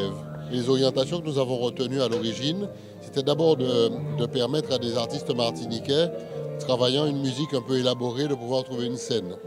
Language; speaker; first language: French; native; French